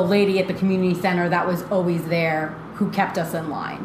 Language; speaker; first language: English; native; English